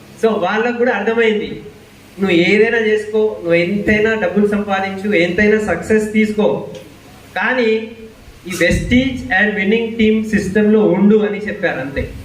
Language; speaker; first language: Telugu; non-native, local second language; Hindi